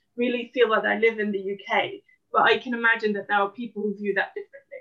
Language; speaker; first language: English; non-native, fluent; Dutch